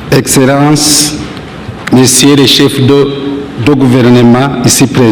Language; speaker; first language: French; non-native, local second language; Rundi